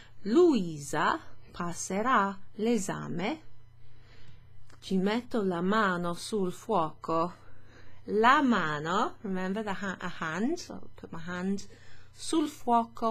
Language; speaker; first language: Italian; non-native, fluent; English